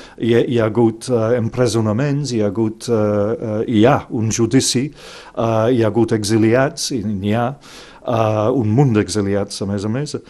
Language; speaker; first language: Catalan; non-native, fluent; English